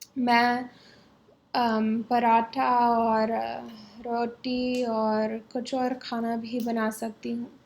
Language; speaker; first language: Hindi; non-native, learner; English